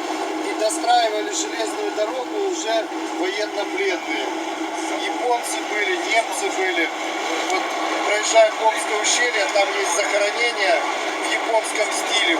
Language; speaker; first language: Russian; native; Russian